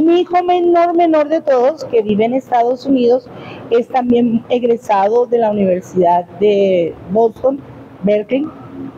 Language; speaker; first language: Spanish; native; Spanish